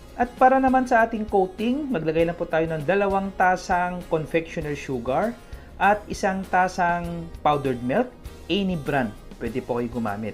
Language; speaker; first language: Filipino; non-native, local second language; Cebuano